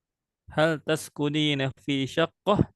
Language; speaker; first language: Arabic; non-native, fluent; Indonesian